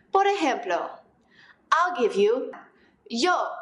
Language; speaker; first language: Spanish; non-native, fluent; English